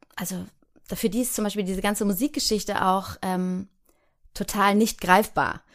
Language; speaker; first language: German; native; German